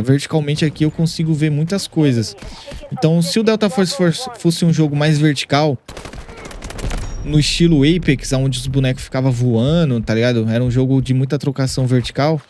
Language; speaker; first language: Portuguese; native; Portuguese